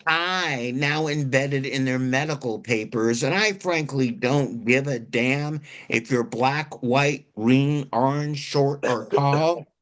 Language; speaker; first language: English; native; English